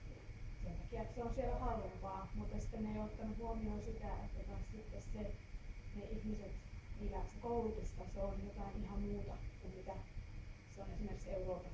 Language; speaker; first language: Finnish; native; Finnish